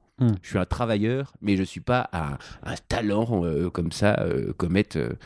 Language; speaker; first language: French; native; French